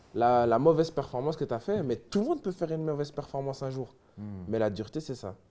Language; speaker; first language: French; native; French